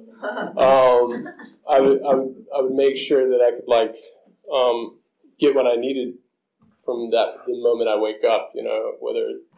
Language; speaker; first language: English; native; English